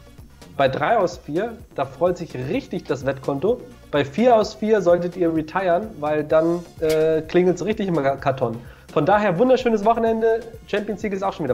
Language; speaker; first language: German; native; German